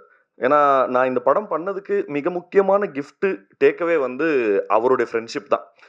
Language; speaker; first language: Tamil; native; Tamil